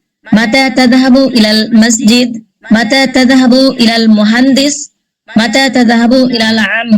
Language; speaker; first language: Arabic; non-native, learner; Bangla